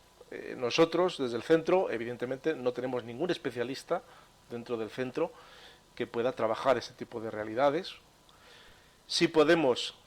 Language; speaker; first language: Spanish; native; Spanish